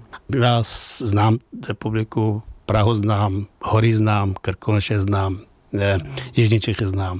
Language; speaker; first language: Czech; non-native, fluent; Persian